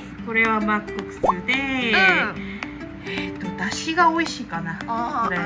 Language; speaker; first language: Japanese; non-native, fluent; Korean